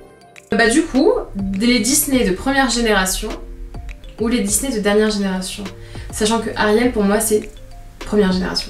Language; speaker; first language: French; native; French